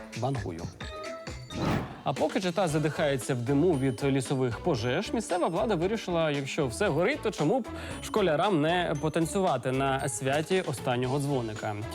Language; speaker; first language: Ukrainian; native; Ukrainian